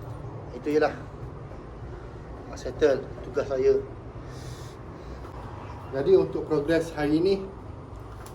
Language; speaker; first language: Malay; native; Malay